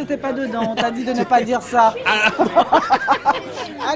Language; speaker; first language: French; native; French